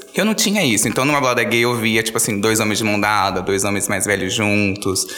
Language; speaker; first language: Portuguese; native; Portuguese